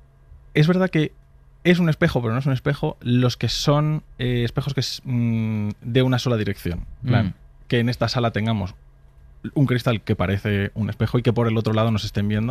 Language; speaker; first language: Spanish; native; Spanish